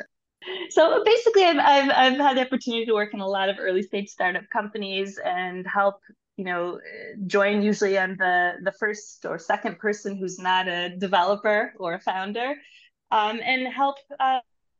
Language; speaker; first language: English; native; English